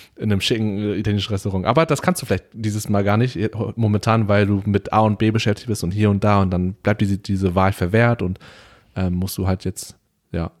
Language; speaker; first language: German; early bilingual, other home language; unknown